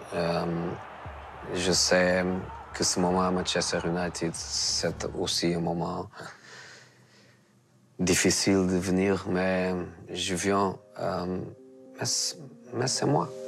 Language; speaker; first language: French; non-native, fluent; Portuguese